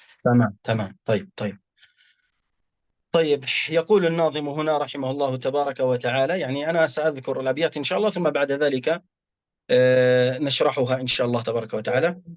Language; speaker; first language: Arabic; native; Arabic